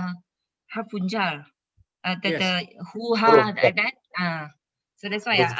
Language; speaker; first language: English; non-native, local second language; Malay